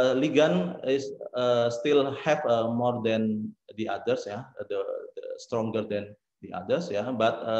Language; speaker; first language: English; non-native, learner; Indonesian